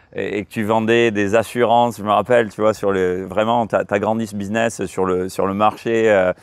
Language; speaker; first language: French; native; French